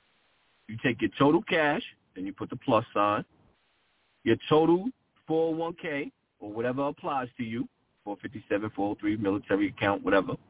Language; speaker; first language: English; native; English